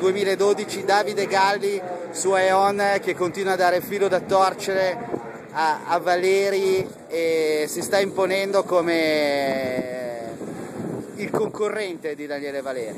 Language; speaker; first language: Italian; native; Italian